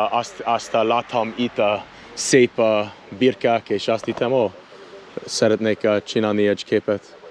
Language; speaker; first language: Hungarian; non-native, learner; English